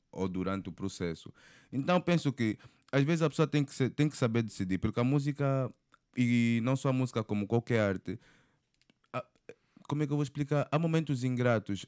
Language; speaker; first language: Portuguese; native; Portuguese